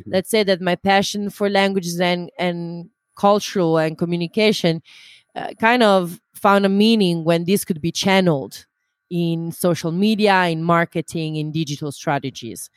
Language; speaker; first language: English; non-native, fluent; Italian